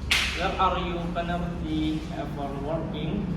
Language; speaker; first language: English; non-native, learner; Indonesian